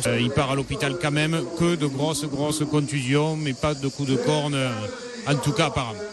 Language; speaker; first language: French; native; French